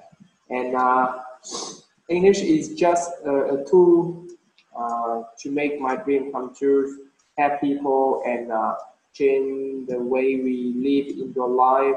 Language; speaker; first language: English; non-native, fluent; Vietnamese